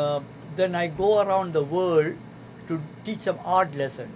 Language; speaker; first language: English; non-native, local second language; Tamil